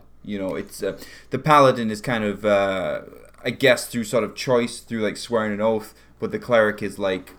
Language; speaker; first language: English; native; English